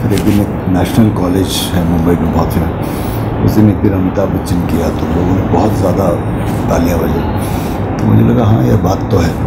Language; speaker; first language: Hindi; non-native, local second language; Marathi